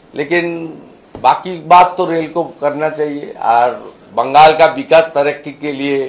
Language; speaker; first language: Hindi; non-native, local second language; Bangla